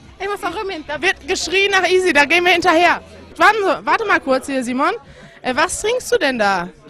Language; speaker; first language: German; native; German